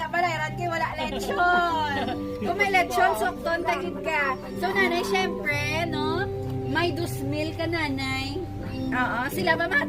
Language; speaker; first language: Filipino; non-native, local second language; Hiligaynon